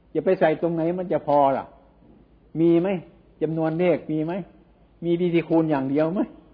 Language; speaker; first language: Thai; non-native, local second language; Northeastern Thai